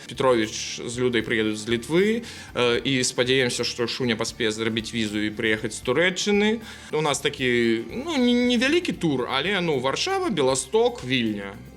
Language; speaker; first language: Belarusian; non-native, local second language; Russian